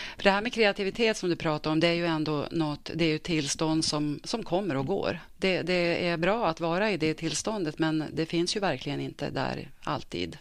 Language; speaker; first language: Swedish; native; Swedish